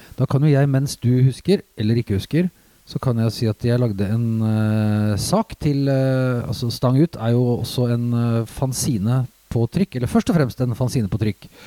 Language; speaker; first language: Norwegian; native; Norwegian